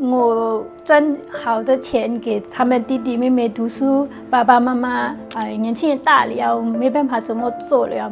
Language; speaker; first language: Chinese; non-native, fluent; Burmese